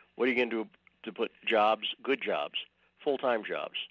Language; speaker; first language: English; native; English